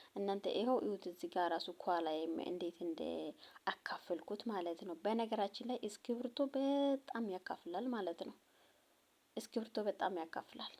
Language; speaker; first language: Amharic; non-native, local second language; Oromo